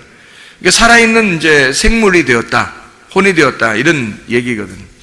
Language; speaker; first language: Korean; native; Korean